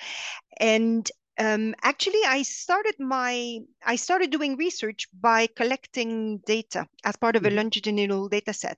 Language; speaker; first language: English; non-native, fluent; French